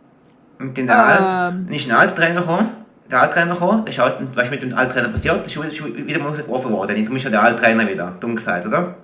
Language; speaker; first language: German; native; German